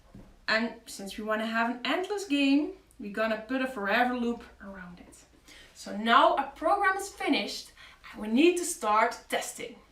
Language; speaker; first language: English; non-native, fluent; Dutch